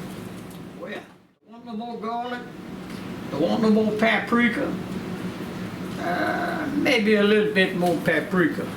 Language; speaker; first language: English; native; English